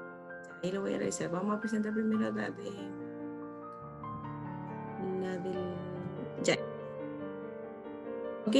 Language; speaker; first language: Spanish; native; Spanish